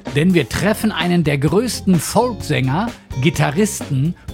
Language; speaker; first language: German; native; German